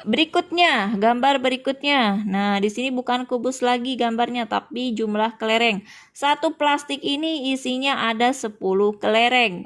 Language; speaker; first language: Indonesian; native; Indonesian